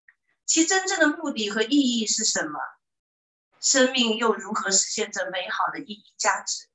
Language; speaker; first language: Chinese; native; Chinese